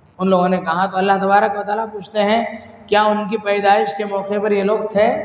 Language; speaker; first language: Urdu; native; Urdu